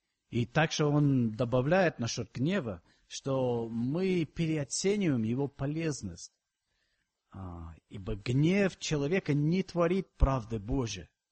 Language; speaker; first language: Russian; non-native, fluent; English